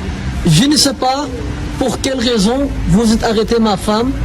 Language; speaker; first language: French; non-native, learner; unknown